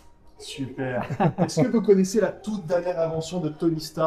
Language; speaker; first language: French; native; French